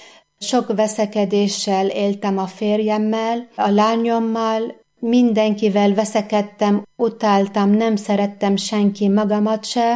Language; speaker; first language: Hungarian; non-native, fluent; Arabic